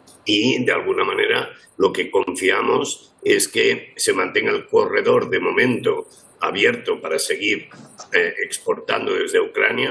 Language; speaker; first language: Spanish; native; Spanish